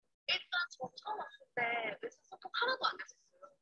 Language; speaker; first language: Korean; non-native, fluent; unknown